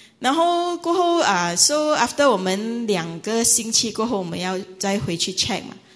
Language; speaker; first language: Chinese; native; Chinese